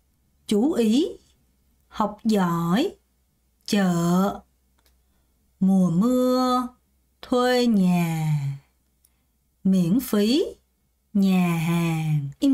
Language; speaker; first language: Vietnamese; non-native, fluent; Korean